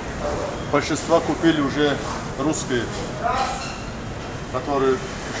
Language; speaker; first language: Russian; non-native, fluent; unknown